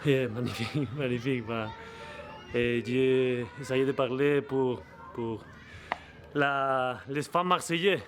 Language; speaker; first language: French; non-native, learner; Spanish